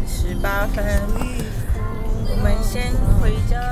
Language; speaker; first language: Chinese; early bilingual, heritage; Chinese